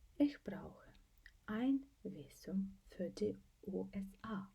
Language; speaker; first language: German; non-native, fluent; Ukrainian